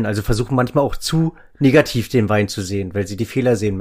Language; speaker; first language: German; native; German